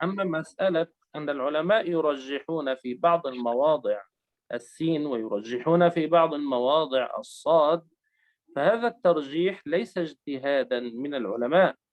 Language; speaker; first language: Arabic; native; Arabic